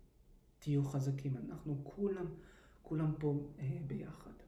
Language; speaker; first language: Hebrew; early bilingual, heritage; English